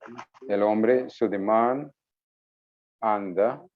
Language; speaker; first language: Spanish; non-native, fluent; English